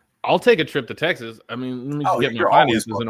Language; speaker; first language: English; native; English